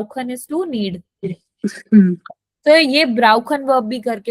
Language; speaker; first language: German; non-native, fluent; Hindi